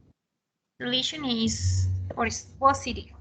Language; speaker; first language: English; non-native, learner; Spanish